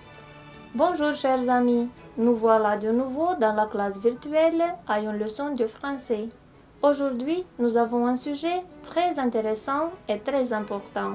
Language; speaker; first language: French; non-native, fluent; Romanian